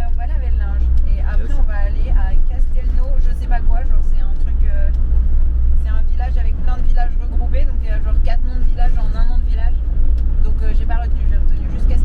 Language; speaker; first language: French; native; French